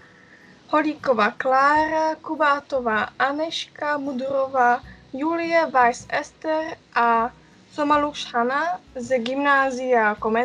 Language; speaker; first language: Czech; early bilingual, heritage; Czech